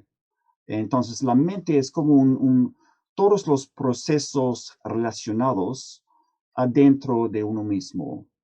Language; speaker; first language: Spanish; non-native, fluent; English